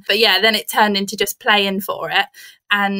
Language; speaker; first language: English; native; English